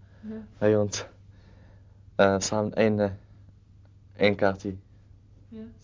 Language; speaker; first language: Dutch; non-native, learner; Arabic